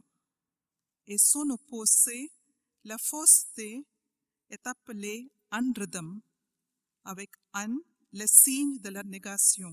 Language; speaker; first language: French; non-native, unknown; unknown